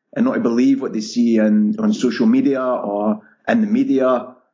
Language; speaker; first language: English; native; English